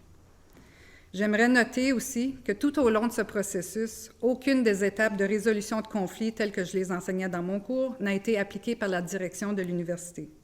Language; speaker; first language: French; native; French